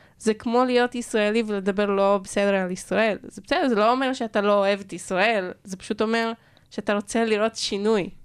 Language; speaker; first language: Hebrew; non-native, local second language; Arabic